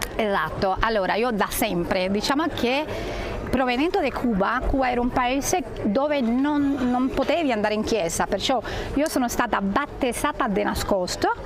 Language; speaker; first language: Italian; non-native, fluent; Spanish